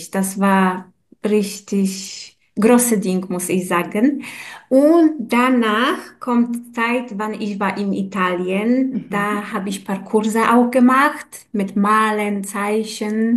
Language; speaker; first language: German; non-native, learner; Polish